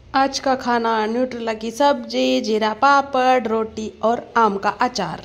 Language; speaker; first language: Hindi; non-native, local second language; Marathi